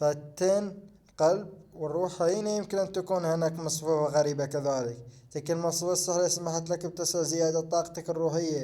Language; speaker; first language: Arabic; native; Arabic